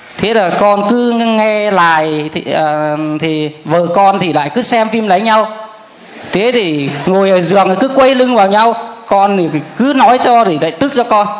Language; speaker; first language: Vietnamese; non-native, local second language; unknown